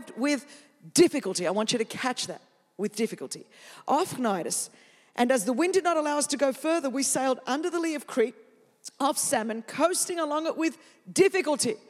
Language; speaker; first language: English; non-native, fluent; Greek